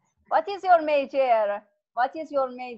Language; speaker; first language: English; non-native, learner; Persian